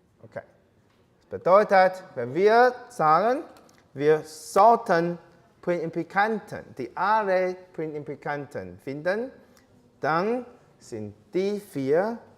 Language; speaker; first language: German; non-native, learner; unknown